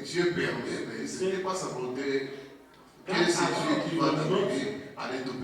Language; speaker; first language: French; non-native, local second language; Lingala